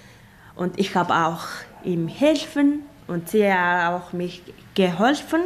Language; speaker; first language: German; non-native, learner; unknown